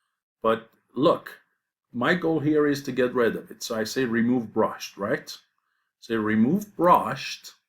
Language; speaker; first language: English; non-native, fluent; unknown